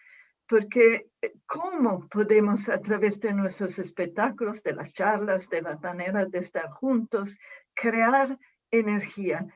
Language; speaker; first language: Spanish; non-native, fluent; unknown